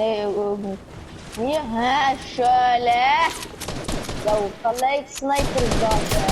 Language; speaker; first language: Dutch; early bilingual, other home language; Turkish